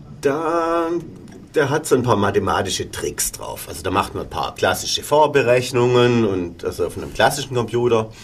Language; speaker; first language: German; native; German